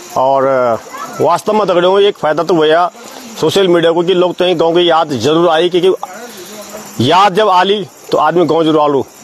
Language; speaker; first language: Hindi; non-native, local second language; Garhwali